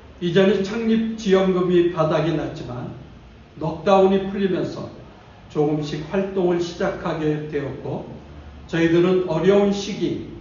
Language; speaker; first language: Korean; native; Korean